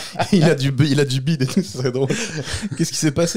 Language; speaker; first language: French; native; French